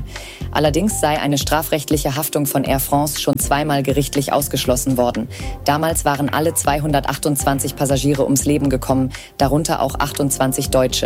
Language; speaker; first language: German; native; German